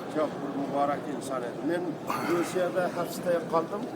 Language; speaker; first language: Turkish; non-native, learner; Persian